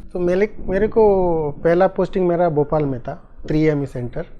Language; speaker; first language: Hindi; non-native, local second language; Tulu